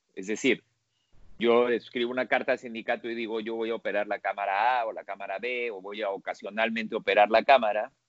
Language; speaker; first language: Spanish; native; Spanish